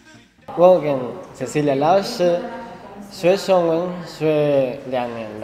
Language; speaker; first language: Chinese; non-native, learner; Spanish